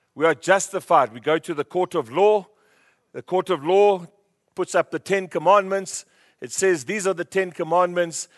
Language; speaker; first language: English; native; English